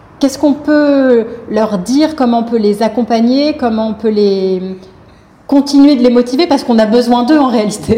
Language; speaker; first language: French; native; French